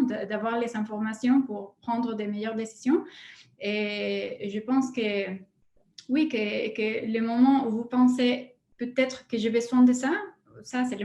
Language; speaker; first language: French; non-native, fluent; Spanish